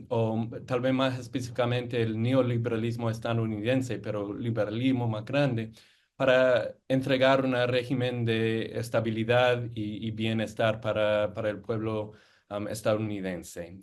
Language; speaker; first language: Spanish; non-native, fluent; English